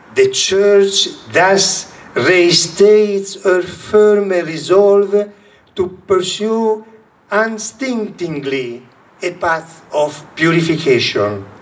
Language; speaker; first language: English; non-native, fluent; Italian